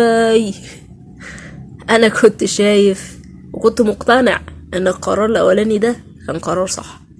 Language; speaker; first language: Arabic; native; Arabic